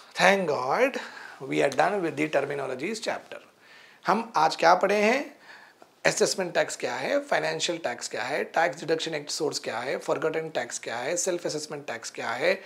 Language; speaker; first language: Hindi; non-native, local second language; Urdu